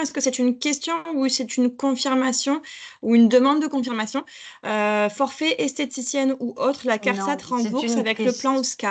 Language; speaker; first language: French; native; French